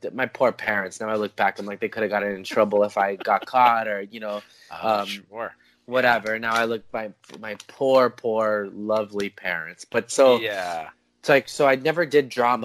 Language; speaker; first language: English; native; English